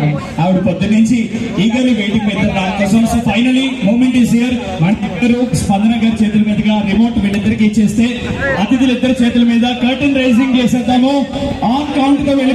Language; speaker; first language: Telugu; native; Telugu